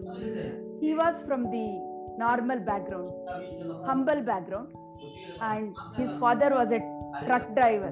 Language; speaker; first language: English; non-native, local second language; Kannada